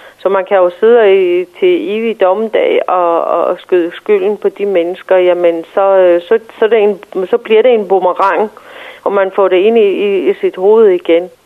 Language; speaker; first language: Danish; non-native, fluent; Persian